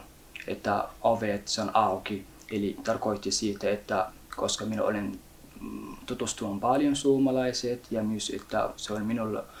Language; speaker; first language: Finnish; non-native, learner; Somali